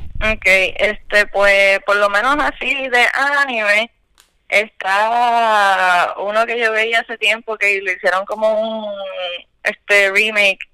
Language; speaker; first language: Spanish; native; Spanish